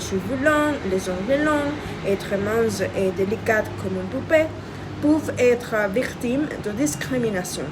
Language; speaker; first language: French; non-native, fluent; Spanish